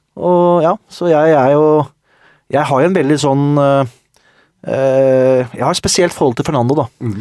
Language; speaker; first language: Norwegian; native; Norwegian